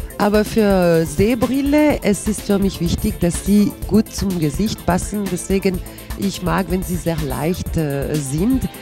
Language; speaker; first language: German; non-native, local second language; Italian